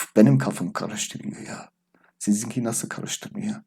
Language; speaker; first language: Turkish; non-native, learner; English